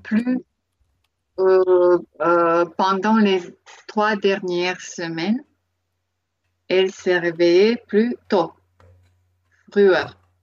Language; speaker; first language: French; native; French